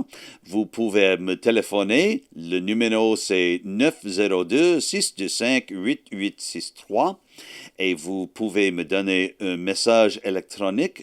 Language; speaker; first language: French; non-native, learner; English